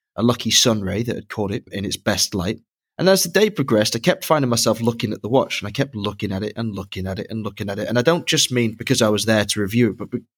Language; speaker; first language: English; native; English